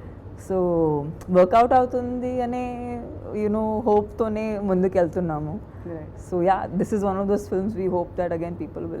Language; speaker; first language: Telugu; non-native, fluent; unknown